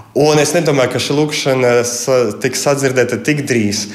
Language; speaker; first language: Latvian; early bilingual, heritage; Russian